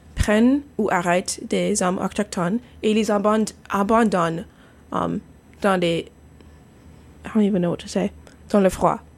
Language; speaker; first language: French; non-native, fluent; English